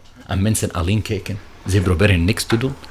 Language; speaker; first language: Dutch; non-native, learner; Arabic